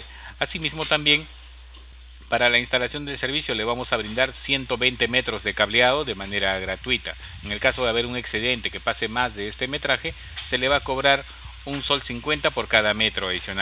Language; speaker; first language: Spanish; native; Spanish